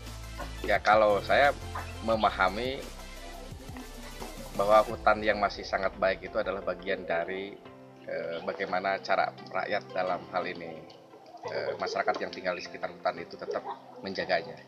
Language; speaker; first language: Indonesian; native; Indonesian